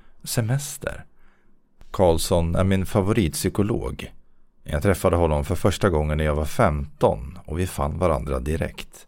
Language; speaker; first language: Swedish; native; Swedish